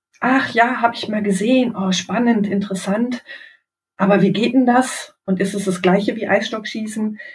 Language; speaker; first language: German; native; German